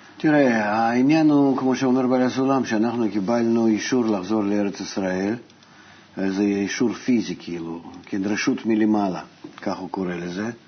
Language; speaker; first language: Hebrew; non-native, fluent; Russian